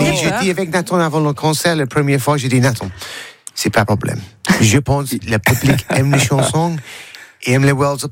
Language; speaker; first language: French; non-native, learner; English